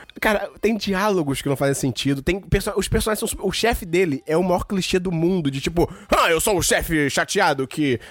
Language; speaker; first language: Portuguese; native; Portuguese